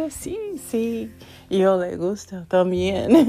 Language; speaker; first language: Spanish; non-native, learner; English